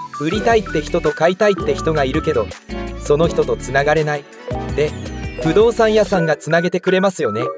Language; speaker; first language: Japanese; native; Japanese